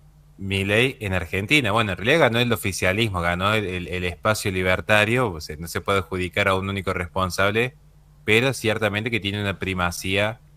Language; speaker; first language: Spanish; native; Spanish